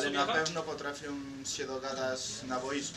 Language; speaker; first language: Polish; non-native, learner; Spanish